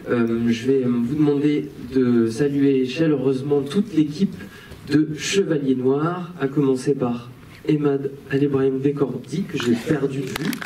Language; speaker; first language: French; native; French